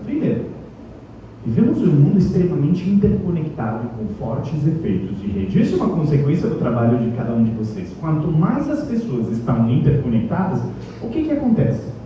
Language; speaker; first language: Portuguese; non-native, fluent; Italian